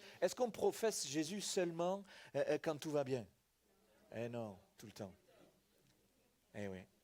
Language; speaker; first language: French; native; French